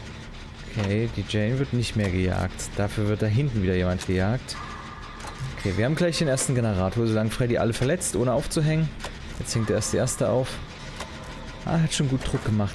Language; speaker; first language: German; native; German